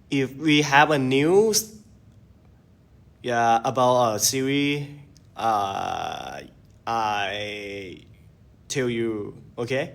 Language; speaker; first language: English; non-native, learner; Thai